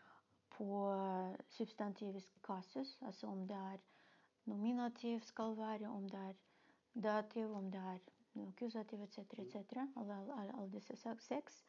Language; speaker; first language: Norwegian; non-native, fluent; Russian